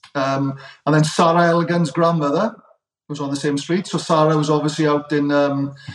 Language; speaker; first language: English; native; English